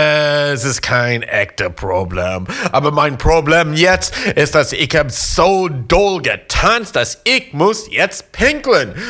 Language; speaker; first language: German; non-native, fluent; English